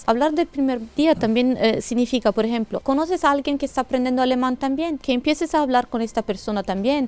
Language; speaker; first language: Spanish; non-native, fluent; Italian